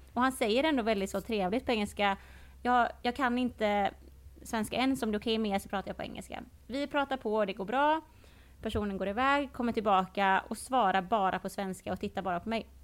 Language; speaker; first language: Swedish; early bilingual, other home language; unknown